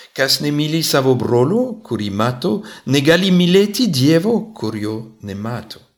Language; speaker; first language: Lithuanian; non-native, fluent; French